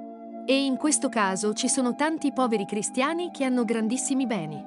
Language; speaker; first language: Italian; native; Italian